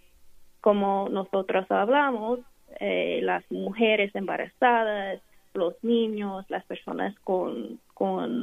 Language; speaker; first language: Spanish; non-native, fluent; English